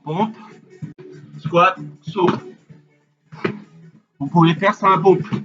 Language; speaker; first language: French; native; French